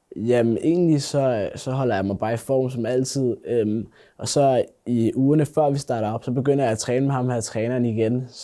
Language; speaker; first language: Danish; native; Danish